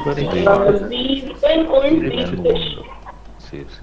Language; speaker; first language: German; non-native, learner; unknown